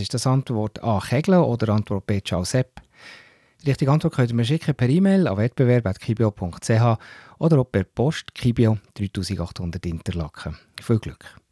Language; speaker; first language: German; native; German